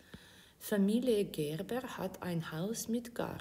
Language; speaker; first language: German; non-native, fluent; Ukrainian